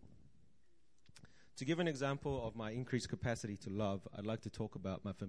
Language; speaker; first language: English; native; English